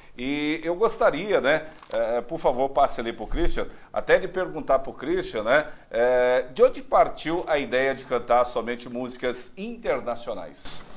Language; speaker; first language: Portuguese; native; Portuguese